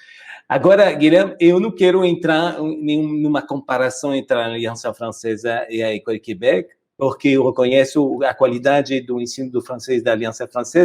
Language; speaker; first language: Portuguese; non-native, fluent; French